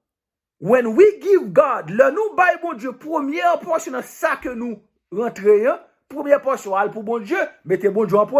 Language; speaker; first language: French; non-native, local second language; Haitian Creole